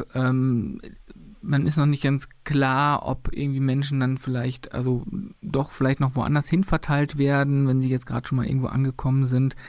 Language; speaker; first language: German; native; German